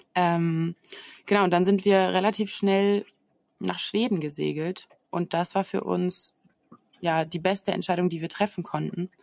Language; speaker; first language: German; native; German